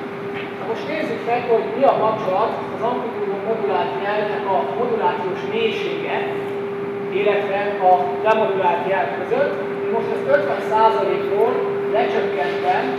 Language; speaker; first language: Hungarian; native; Hungarian